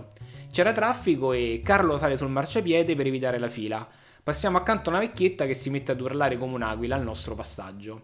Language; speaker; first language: Italian; native; Italian